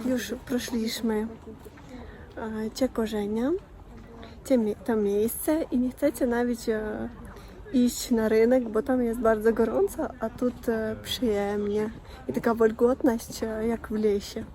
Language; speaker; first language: Polish; non-native, learner; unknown